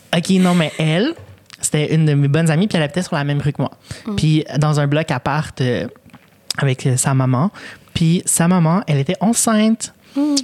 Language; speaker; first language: French; early bilingual, other home language; Spanish